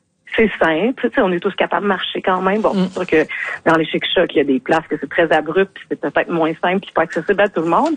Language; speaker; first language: French; native; French